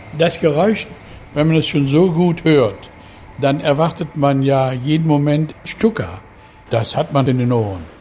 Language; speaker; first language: German; native; German